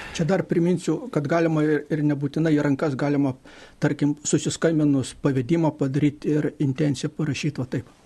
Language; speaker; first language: Lithuanian; native; Lithuanian